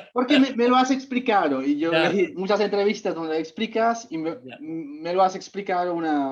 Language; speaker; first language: Spanish; non-native, fluent; Czech